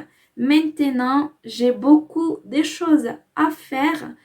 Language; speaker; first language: French; non-native, fluent; Spanish